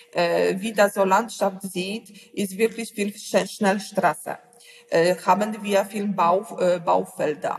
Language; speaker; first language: German; non-native, learner; Polish